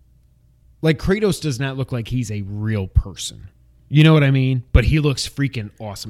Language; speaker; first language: English; native; English